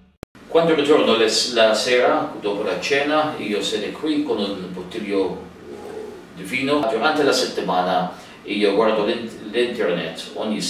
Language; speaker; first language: Italian; non-native, learner; English